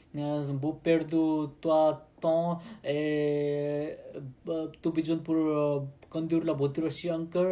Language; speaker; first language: French; non-native, learner; Nepali